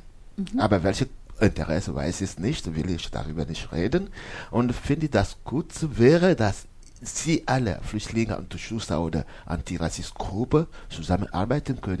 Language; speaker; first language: German; non-native, learner; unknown